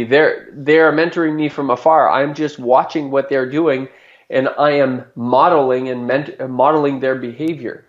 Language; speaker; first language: English; native; English